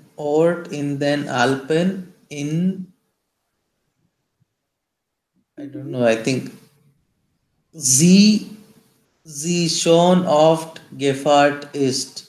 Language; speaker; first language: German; non-native, learner; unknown